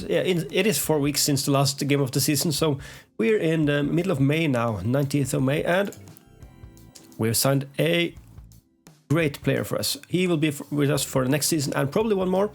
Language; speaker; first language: English; non-native, fluent; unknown